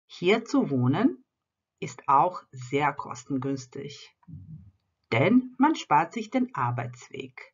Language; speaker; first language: German; non-native, fluent; Croatian